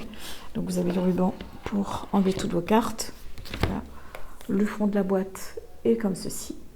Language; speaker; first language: French; native; French